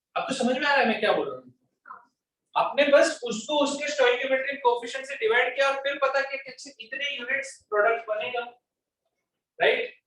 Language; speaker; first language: Hindi; non-native, local second language; Gujarati